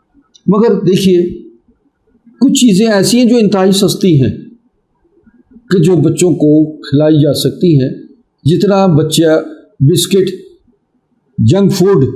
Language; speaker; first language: Urdu; native; Urdu